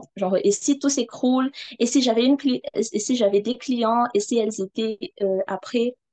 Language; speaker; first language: French; non-native, local second language; Malagasy